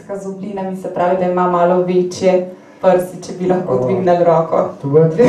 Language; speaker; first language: Slovenian; native; Slovenian